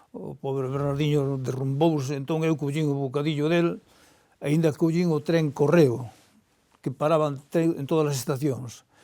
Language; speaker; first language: Galician; native; Galician